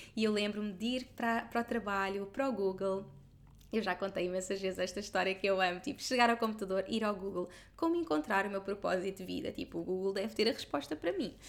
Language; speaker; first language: Portuguese; native; Portuguese